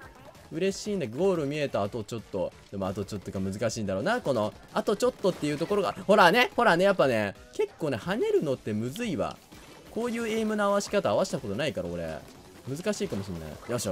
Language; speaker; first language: Japanese; native; Japanese